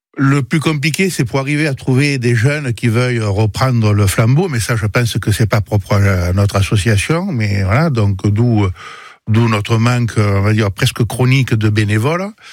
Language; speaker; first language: French; native; French